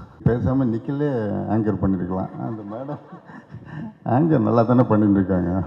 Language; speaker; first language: Tamil; native; Tamil